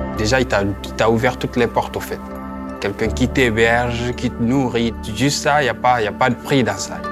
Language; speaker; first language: French; non-native, local second language; Fula